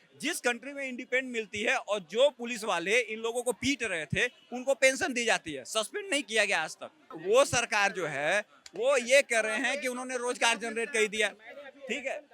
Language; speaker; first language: Hindi; native; Hindi